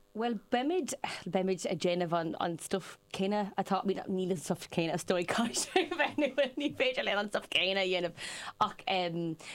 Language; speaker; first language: Irish; non-native, local second language; English